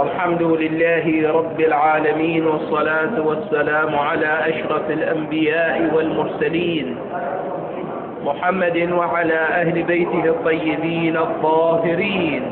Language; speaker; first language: Arabic; native; Arabic